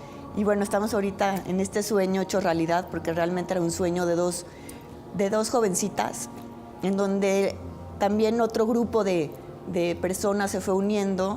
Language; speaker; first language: Spanish; native; Spanish